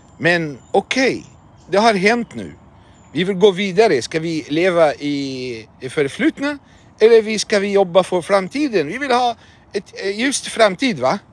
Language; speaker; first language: Swedish; non-native, fluent; Arabic